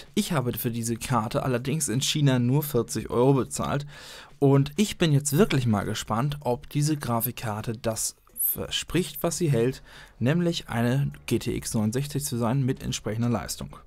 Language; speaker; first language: German; native; German